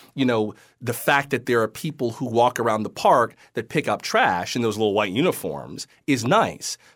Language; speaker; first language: English; native; English